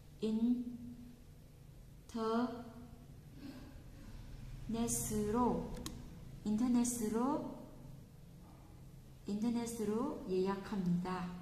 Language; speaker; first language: Korean; non-native, fluent; Vietnamese